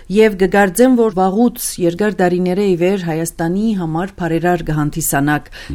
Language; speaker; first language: Armenian; early bilingual, heritage; Armenian